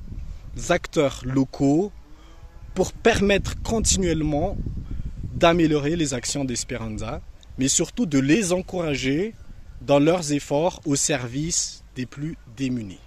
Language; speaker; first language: French; non-native, local second language; Malagasy